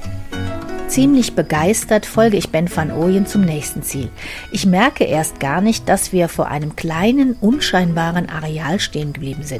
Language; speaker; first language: German; native; German